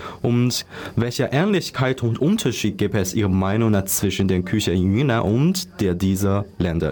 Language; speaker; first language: German; non-native, learner; Chinese